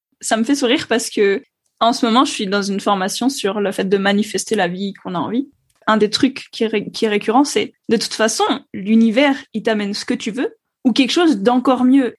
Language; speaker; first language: French; native; French